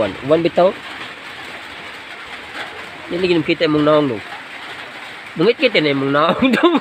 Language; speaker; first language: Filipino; non-native, local second language; Cebuano